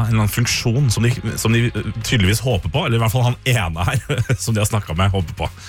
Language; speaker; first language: Norwegian; native; Norwegian